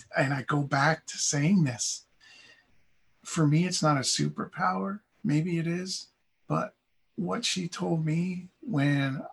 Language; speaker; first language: English; native; English